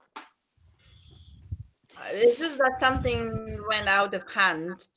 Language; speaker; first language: English; non-native, fluent; Bulgarian